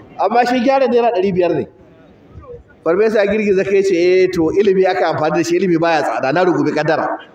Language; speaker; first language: Hausa; native; Hausa